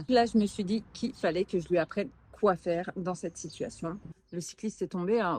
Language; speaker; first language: French; native; French